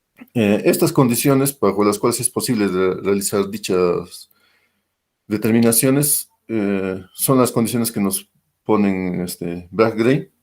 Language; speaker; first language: Spanish; native; Spanish